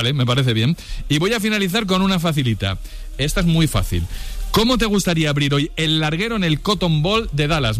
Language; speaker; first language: Spanish; native; Spanish